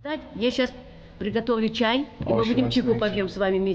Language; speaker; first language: Russian; native; Russian